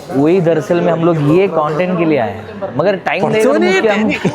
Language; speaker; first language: Hindi; non-native, local second language; Malayalam